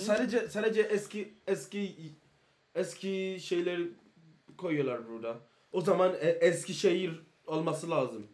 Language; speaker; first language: Turkish; non-native, learner; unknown